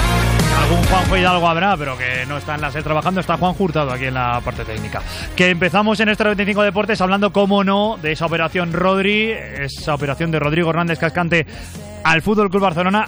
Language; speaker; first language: Spanish; native; Spanish